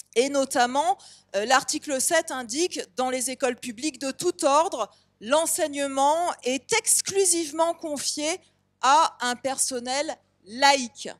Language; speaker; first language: French; native; French